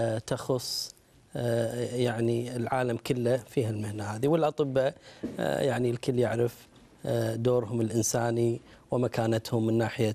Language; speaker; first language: Arabic; native; Arabic